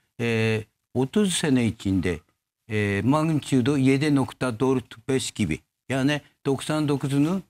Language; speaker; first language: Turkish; non-native, learner; Japanese